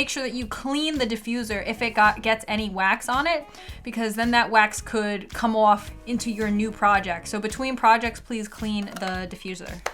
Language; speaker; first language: English; native; English